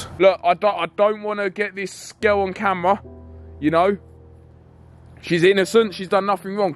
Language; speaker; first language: English; native; English